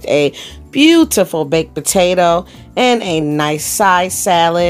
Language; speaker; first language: English; native; English